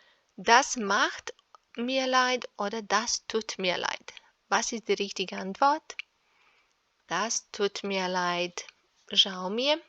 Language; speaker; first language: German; non-native, fluent; Serbian